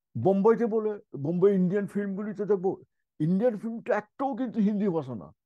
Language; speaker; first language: Bangla; non-native, local second language; Urdu